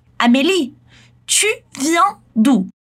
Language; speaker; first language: French; non-native, fluent; Portuguese